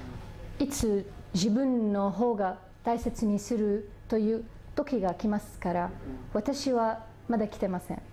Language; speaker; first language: Japanese; non-native, fluent; Arabic